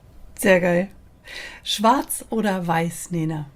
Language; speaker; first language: German; native; German